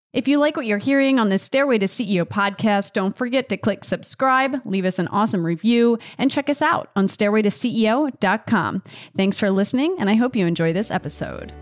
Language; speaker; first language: English; native; English